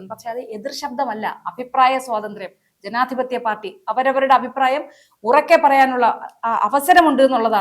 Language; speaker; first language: Malayalam; native; Malayalam